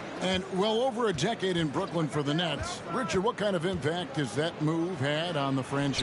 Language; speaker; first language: English; native; English